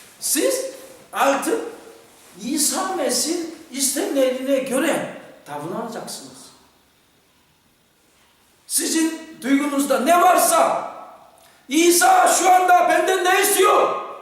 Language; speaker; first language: Turkish; non-native, fluent; Korean